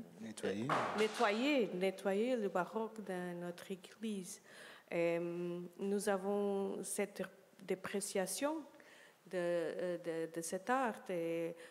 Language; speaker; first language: French; non-native, learner; Portuguese